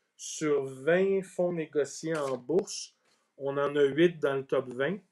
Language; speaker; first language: French; native; French